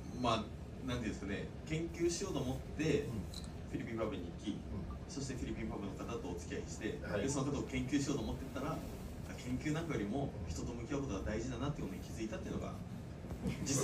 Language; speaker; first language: Japanese; native; Japanese